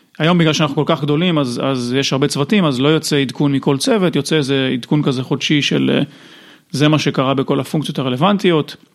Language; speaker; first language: Hebrew; native; Hebrew